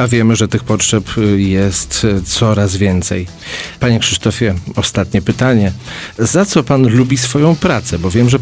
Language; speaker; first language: Polish; native; Polish